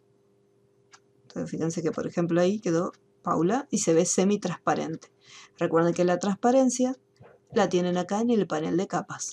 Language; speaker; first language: Spanish; native; Spanish